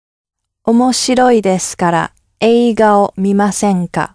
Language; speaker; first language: Japanese; non-native, learner; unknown